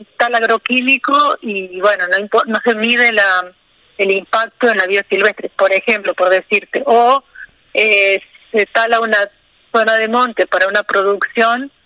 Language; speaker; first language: Spanish; native; Spanish